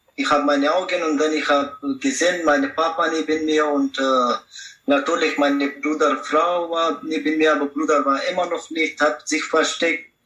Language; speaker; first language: German; non-native, learner; Pashto